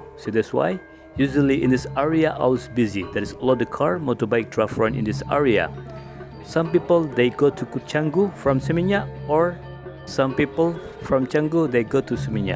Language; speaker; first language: English; non-native, local second language; Indonesian